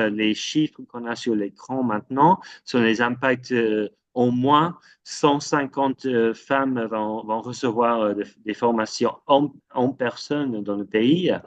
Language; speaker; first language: French; non-native, fluent; English